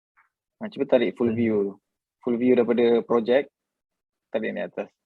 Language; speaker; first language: Malay; native; Malay